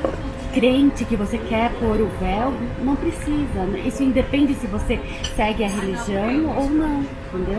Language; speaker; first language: Portuguese; early bilingual, heritage; Portuguese